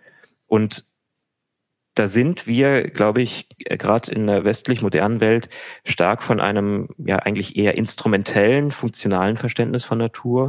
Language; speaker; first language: German; native; German